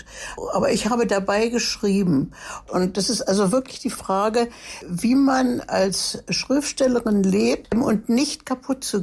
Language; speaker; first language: German; native; German